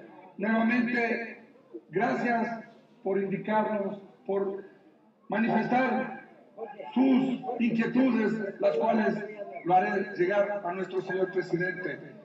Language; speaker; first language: Spanish; native; Spanish